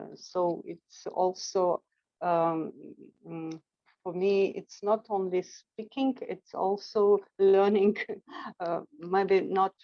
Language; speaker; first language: English; non-native, fluent; Russian